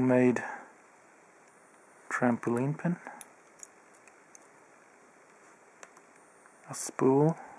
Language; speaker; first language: English; native; English